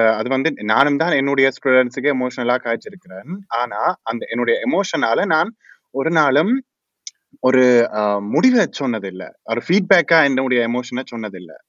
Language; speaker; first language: Tamil; early bilingual, heritage; Tamil